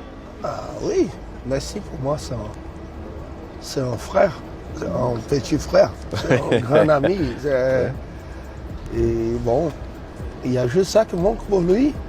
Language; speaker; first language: French; non-native, fluent; Portuguese